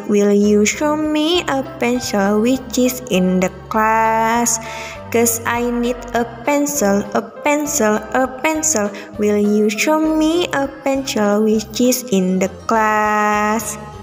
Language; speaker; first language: English; non-native, learner; Indonesian